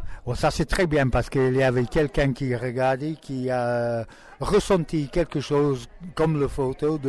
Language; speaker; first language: French; non-native, learner; English